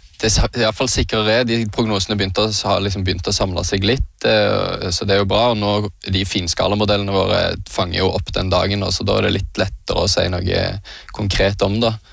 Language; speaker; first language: Norwegian; native; Norwegian